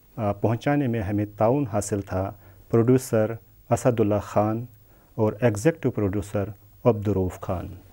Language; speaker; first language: Urdu; non-native, local second language; Kashmiri